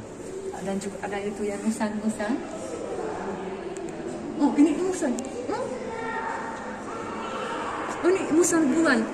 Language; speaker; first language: Indonesian; non-native, fluent; Russian